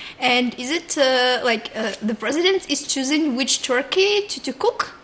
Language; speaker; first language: English; non-native, fluent; Ukrainian